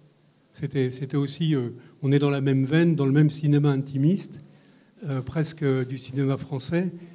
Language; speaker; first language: French; native; French